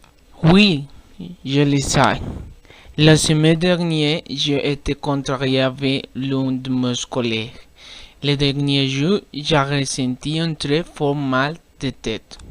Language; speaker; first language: French; non-native, learner; Spanish